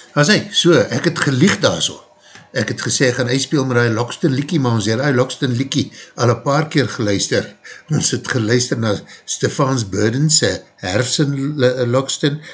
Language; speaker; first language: Afrikaans; native; Afrikaans